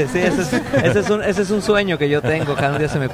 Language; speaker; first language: Spanish; native; Spanish